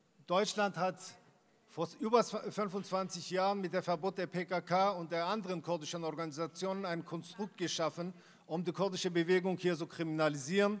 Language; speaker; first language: German; non-native, fluent; Kurdish